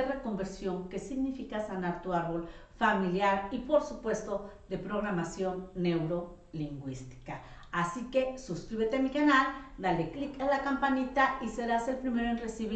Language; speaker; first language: Spanish; native; Spanish